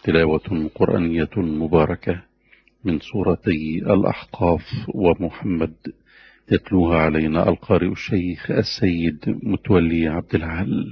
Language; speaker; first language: Arabic; native; Arabic